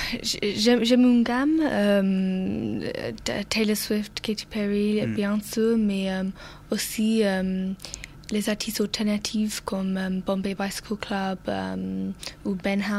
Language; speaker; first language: French; non-native, learner; English